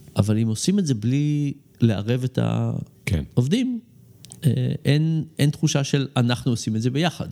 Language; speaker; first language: Hebrew; early bilingual, other home language; English